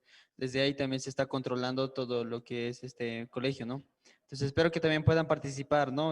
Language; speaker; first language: Spanish; native; Spanish